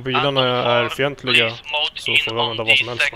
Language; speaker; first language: Swedish; native; Swedish